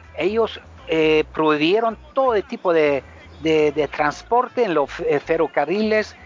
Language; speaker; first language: Spanish; non-native, fluent; Swedish